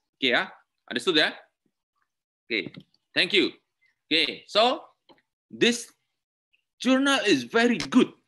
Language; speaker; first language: English; non-native, learner; Indonesian